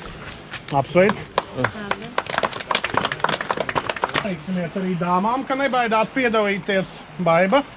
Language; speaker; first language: Latvian; native; Latvian